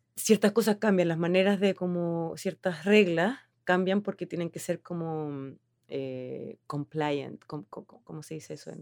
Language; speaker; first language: Spanish; native; Spanish